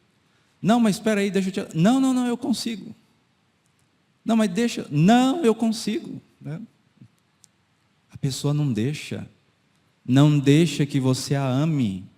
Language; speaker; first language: Portuguese; native; Portuguese